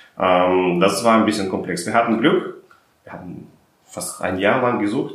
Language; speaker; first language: German; non-native, fluent; Russian